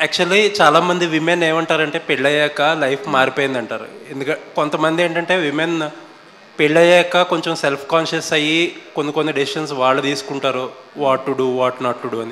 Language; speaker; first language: Telugu; native; Telugu